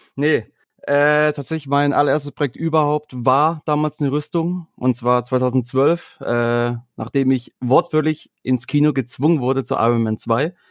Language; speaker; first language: German; native; German